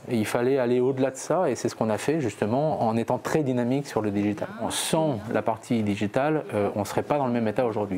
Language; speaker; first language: French; native; French